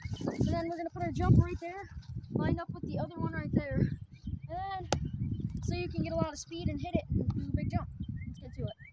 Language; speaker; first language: English; native; English